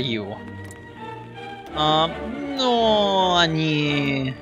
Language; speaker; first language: Russian; non-native, learner; English